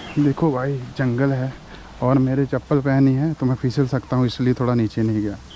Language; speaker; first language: Hindi; native; Hindi